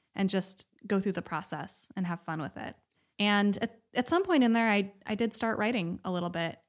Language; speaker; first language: English; native; English